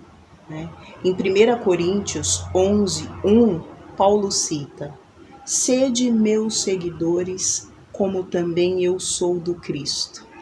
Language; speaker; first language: Portuguese; native; Portuguese